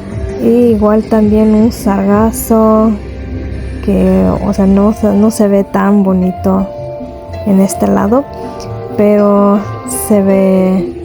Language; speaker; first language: Spanish; non-native, fluent; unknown